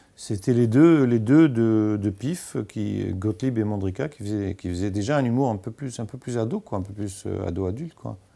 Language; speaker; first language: French; non-native, local second language; Arabic